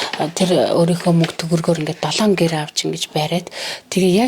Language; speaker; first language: Mongolian; native; Mongolian